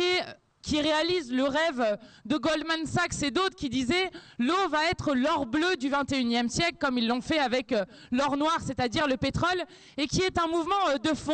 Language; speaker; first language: French; native; French